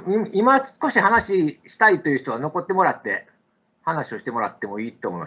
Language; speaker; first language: Japanese; native; Japanese